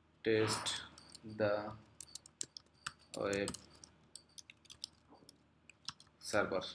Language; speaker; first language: English; non-native, local second language; Bangla